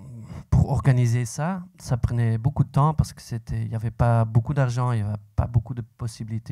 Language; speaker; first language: French; non-native, local second language; Dutch